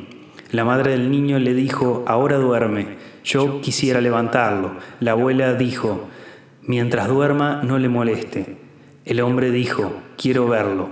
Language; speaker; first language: Spanish; native; Spanish